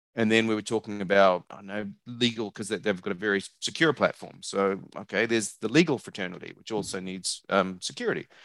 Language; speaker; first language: English; native; English